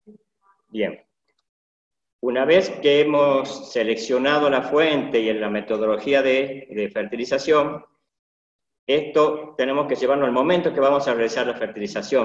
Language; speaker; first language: Spanish; native; Spanish